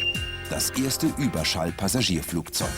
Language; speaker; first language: German; native; German